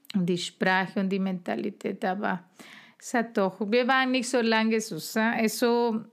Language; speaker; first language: German; non-native, fluent; Spanish